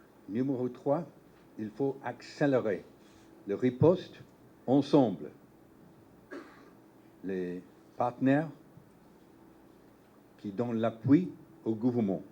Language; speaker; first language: French; non-native, learner; English